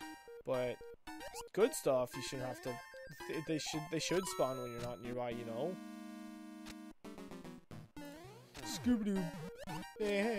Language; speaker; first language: English; native; English